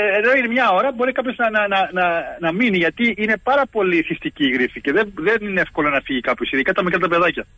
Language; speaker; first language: Greek; early bilingual, heritage; Greek